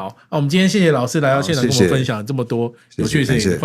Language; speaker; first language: Chinese; native; Chinese